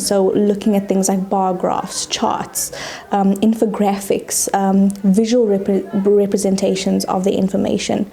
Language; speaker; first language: English; native; English